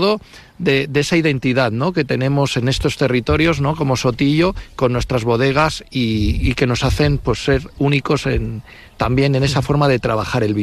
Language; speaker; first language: Spanish; native; Spanish